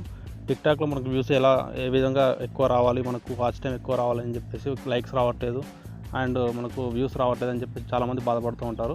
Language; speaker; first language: Telugu; native; Telugu